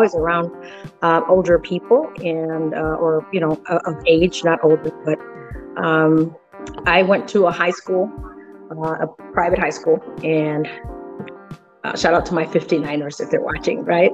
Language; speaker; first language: English; early bilingual, other home language; Spanish